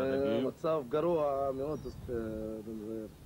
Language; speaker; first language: Hebrew; non-native, local second language; Arabic